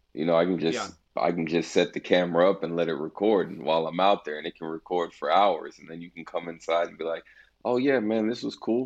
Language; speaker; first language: English; native; English